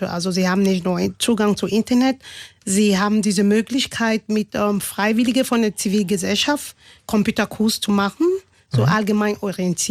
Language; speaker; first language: German; non-native, fluent; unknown